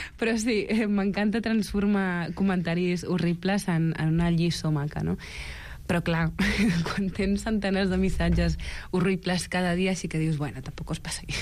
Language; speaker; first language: Catalan; early bilingual, other home language; Arabic